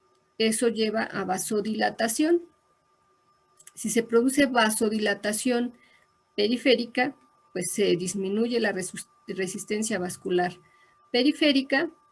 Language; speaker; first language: Spanish; native; Spanish